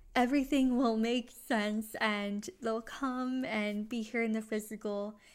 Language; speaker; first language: English; native; English